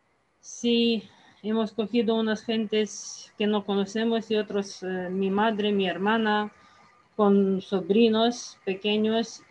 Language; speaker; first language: Spanish; non-native, fluent; Ukrainian